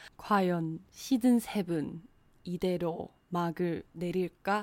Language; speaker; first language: Korean; non-native, fluent; Chinese